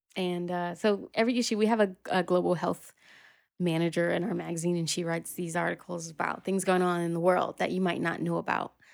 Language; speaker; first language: English; native; English